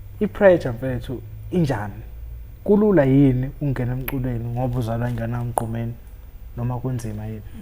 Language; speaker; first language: Zulu; native; Zulu